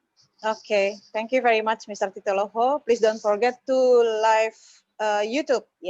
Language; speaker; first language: English; non-native, fluent; Indonesian